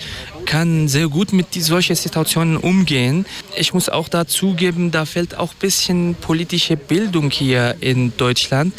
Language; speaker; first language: German; non-native, fluent; Kurdish